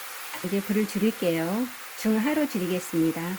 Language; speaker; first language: Korean; native; Korean